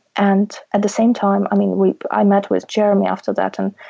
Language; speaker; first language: English; non-native, fluent; Russian